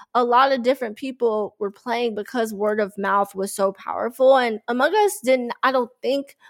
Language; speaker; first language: English; native; English